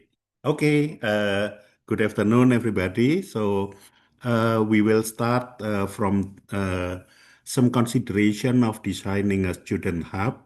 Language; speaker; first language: English; non-native, fluent; Indonesian